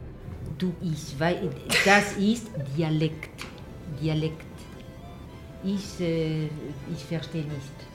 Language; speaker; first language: German; non-native, learner; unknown